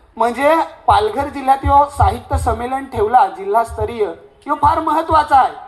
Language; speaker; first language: Marathi; non-native, local second language; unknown